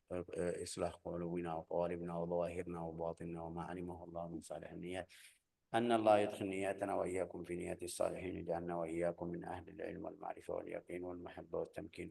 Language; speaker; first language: Arabic; native; Arabic